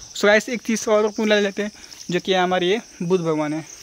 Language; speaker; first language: Hindi; native; Hindi